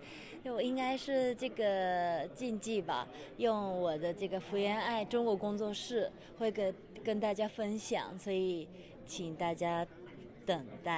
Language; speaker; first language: Chinese; non-native, fluent; Japanese